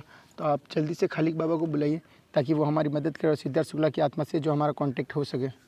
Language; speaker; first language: Hindi; native; Hindi